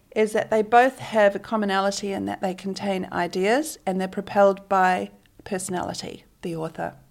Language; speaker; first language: English; native; English